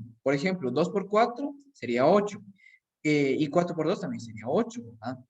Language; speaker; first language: Spanish; native; Spanish